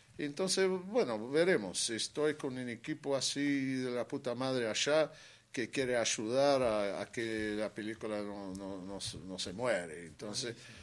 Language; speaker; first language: Spanish; non-native, fluent; English